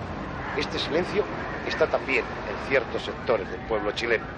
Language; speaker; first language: Spanish; native; Spanish